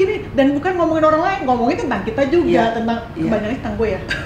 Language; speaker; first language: Indonesian; native; Indonesian